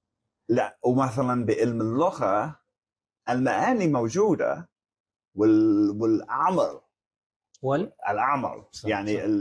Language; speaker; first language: Arabic; non-native, fluent; English